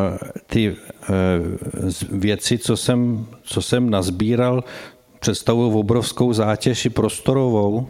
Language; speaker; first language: Czech; native; Czech